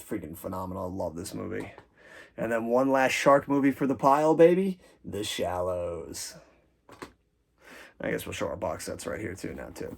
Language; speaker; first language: English; native; English